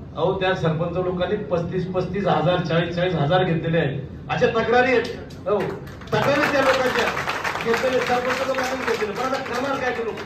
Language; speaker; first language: Marathi; non-native, local second language; Lambadi